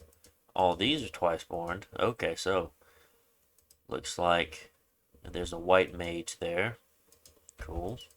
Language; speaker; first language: English; native; English